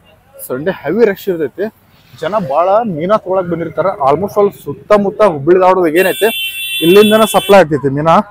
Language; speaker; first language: Kannada; native; Kannada